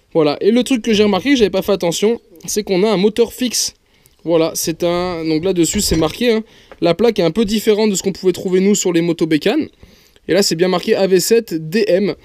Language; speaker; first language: French; native; French